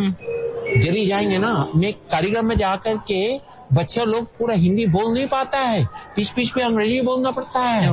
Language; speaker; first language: Hindi; non-native, fluent; English